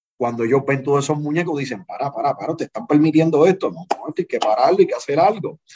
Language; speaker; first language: Spanish; native; Spanish